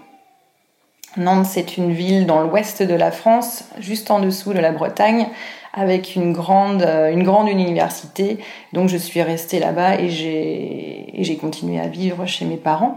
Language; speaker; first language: French; native; French